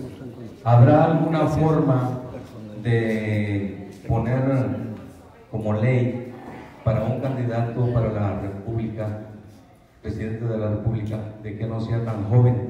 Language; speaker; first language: Spanish; native; Spanish